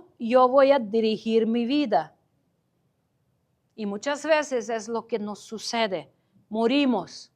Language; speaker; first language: Spanish; non-native, fluent; Ukrainian